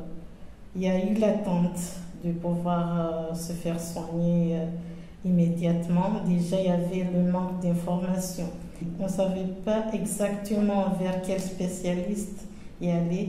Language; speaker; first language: French; non-native, local second language; Comorian